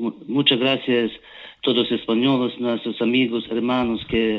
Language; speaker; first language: Spanish; non-native, learner; Ukrainian